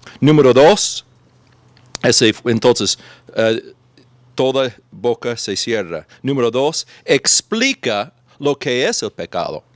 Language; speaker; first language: Spanish; non-native, fluent; English